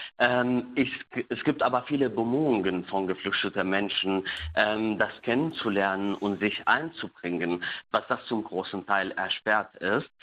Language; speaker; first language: German; non-native, fluent; Arabic